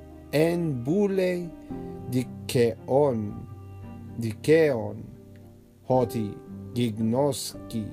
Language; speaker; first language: Greek; non-native, learner; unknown